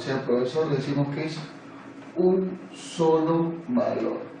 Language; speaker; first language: Spanish; native; Spanish